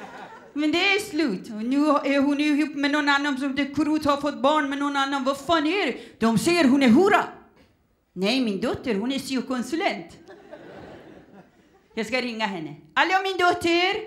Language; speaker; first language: Swedish; non-native, fluent; Persian